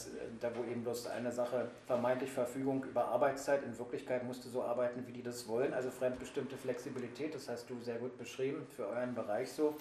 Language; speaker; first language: German; native; German